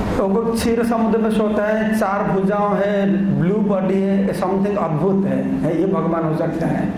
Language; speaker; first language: Hindi; non-native, local second language; Odia